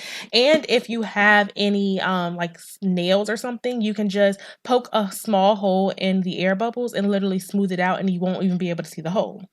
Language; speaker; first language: English; native; English